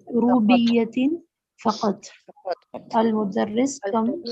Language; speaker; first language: Arabic; non-native, learner; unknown